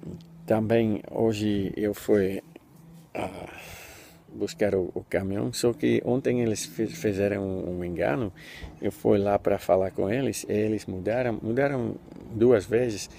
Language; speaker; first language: Portuguese; non-native, fluent; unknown